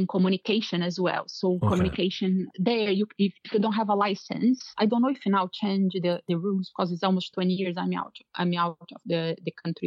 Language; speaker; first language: English; non-native, fluent; Portuguese